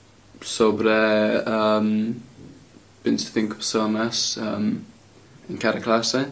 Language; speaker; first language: Spanish; non-native, learner; English